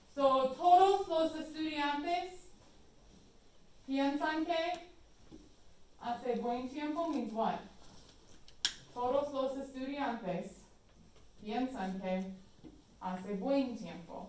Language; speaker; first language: Spanish; non-native, fluent; English